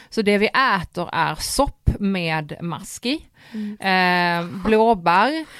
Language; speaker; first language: Swedish; early bilingual, other home language; Polish